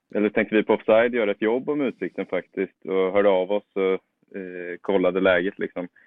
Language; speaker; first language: Swedish; native; Swedish